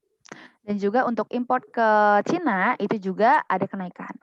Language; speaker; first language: Indonesian; native; Indonesian